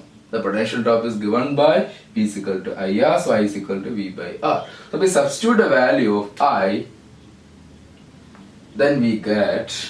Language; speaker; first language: English; non-native, local second language; Malayalam